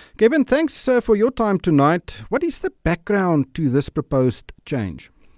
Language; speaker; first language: English; non-native, local second language; Afrikaans